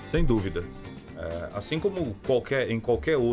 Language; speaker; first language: Portuguese; native; Portuguese